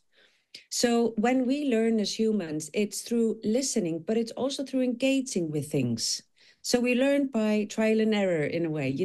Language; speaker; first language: English; non-native, fluent; Icelandic